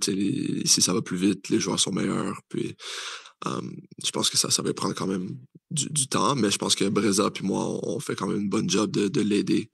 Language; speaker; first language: French; native; French